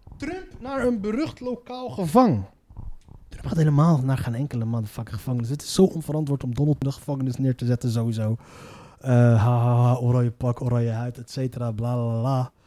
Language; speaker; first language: Dutch; early bilingual, other home language; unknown